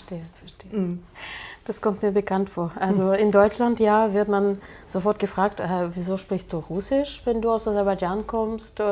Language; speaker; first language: German; non-native, fluent; Russian